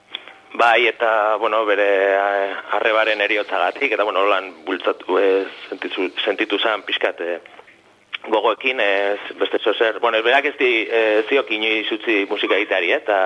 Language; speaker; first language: Basque; native; Basque